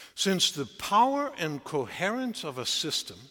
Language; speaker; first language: English; native; English